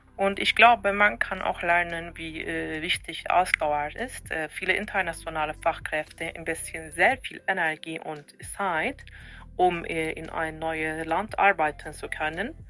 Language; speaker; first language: German; non-native, fluent; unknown